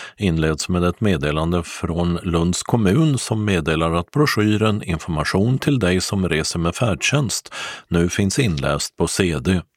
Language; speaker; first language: Swedish; native; Swedish